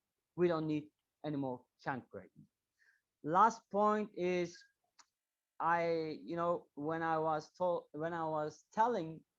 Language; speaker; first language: English; non-native, learner; Turkish